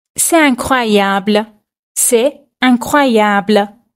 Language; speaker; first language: French; non-native, fluent; Persian